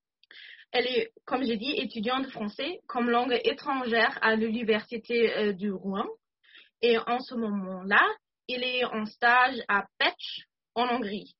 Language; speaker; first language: French; non-native, fluent; German